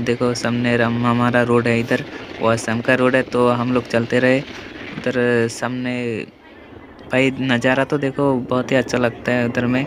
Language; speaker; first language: Hindi; non-native, local second language; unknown